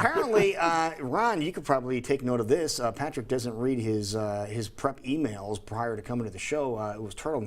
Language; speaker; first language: English; native; English